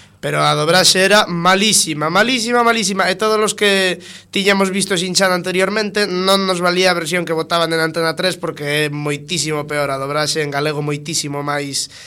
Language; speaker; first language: Galician; non-native, local second language; Spanish